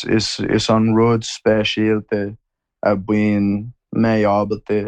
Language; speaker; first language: Irish; non-native, learner; English